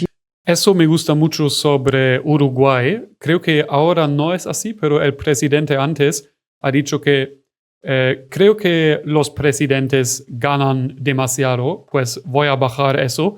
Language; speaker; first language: Spanish; non-native, fluent; German